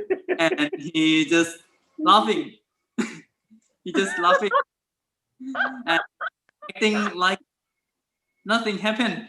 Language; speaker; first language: English; non-native, learner; Thai